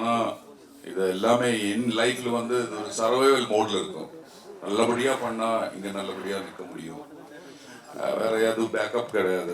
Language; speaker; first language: Tamil; non-native, learner; Malayalam